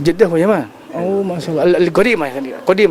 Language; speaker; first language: Arabic; non-native, learner; Indonesian